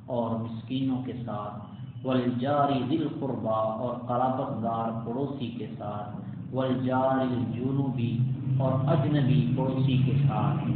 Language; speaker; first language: Urdu; native; Urdu